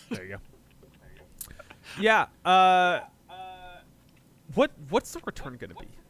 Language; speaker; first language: English; native; English